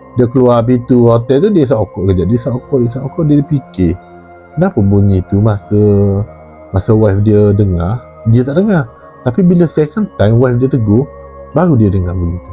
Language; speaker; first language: Malay; native; Malay